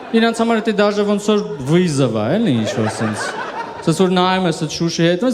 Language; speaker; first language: Armenian; early bilingual, heritage; Armenian